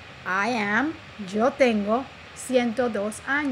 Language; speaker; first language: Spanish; non-native, fluent; English